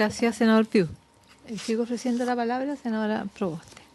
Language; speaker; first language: Spanish; native; Spanish